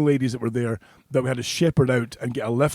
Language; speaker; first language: English; native; English